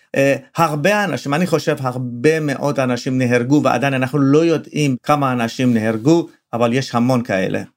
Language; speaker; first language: Hebrew; non-native, fluent; Persian